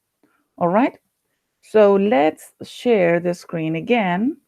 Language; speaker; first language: English; non-native, fluent; Spanish